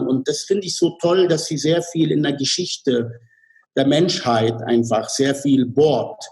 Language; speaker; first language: German; non-native, fluent; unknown